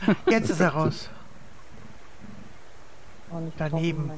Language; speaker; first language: German; native; German